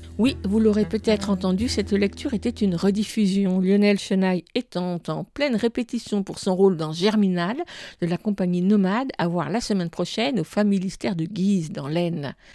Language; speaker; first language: French; native; French